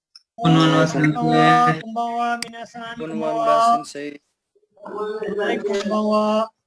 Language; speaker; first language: Japanese; non-native, fluent; Nepali